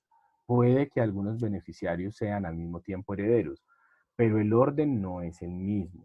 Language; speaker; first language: Spanish; native; Spanish